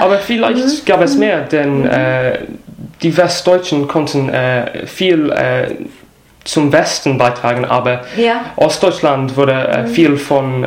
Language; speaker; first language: German; non-native, fluent; English